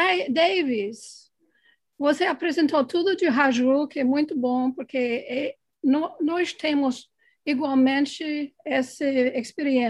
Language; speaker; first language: Portuguese; non-native, fluent; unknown